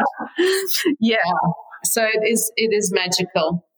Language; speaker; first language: English; native; English